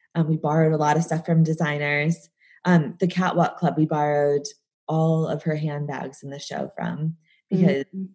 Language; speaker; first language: English; native; English